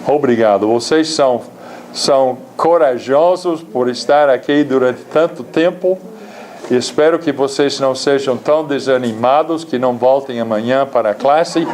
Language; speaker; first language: Portuguese; non-native, fluent; English